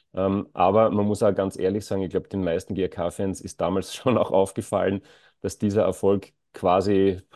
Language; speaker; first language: German; native; German